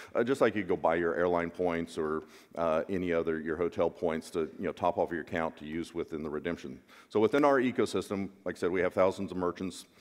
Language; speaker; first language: English; native; English